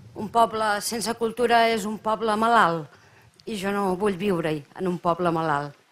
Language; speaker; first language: Catalan; native; Catalan